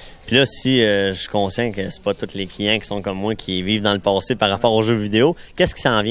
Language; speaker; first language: French; native; French